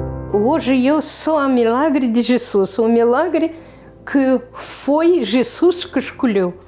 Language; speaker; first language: Portuguese; non-native, fluent; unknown